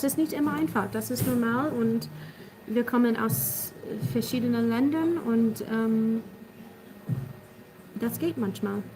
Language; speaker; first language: German; non-native, learner; English